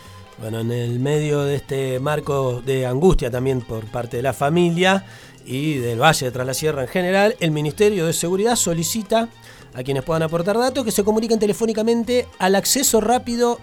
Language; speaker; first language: Spanish; native; Spanish